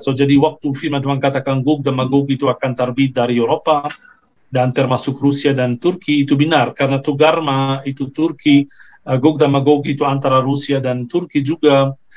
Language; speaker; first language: Indonesian; non-native, fluent; Arabic